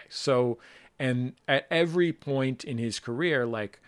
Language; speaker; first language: English; native; English